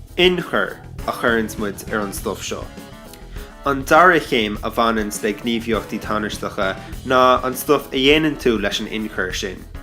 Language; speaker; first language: Irish; non-native, local second language; English